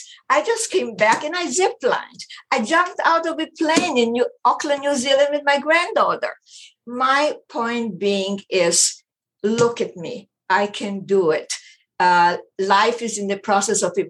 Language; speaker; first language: English; non-native, fluent; German